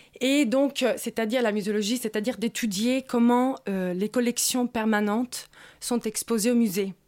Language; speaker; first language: French; non-native, fluent; Italian